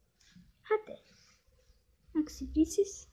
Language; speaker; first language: Greek; early bilingual, heritage; Greek